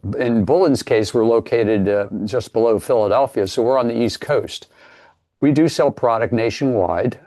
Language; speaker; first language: English; native; English